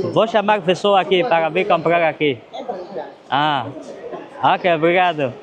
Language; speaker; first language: Portuguese; non-native, learner; Bangla